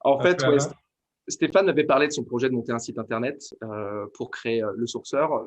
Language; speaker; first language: French; native; French